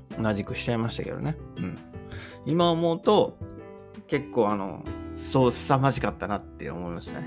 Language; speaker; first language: Japanese; native; Japanese